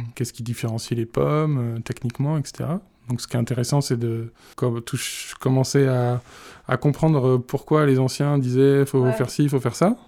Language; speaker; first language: French; native; French